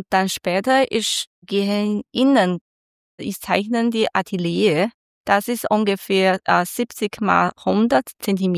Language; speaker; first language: German; non-native, learner; Chinese